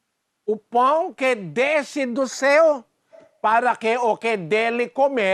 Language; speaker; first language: Portuguese; non-native, learner; Filipino